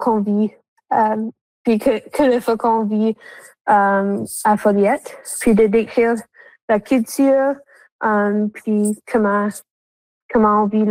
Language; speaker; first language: French; non-native, local second language; English